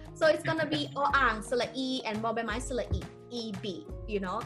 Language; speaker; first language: English; non-native, fluent; Thai